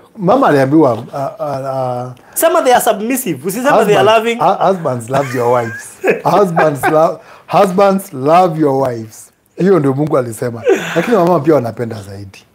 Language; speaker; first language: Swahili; native; Swahili